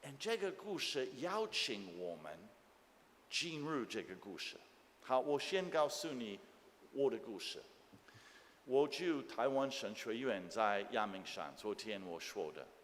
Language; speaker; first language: Chinese; non-native, fluent; English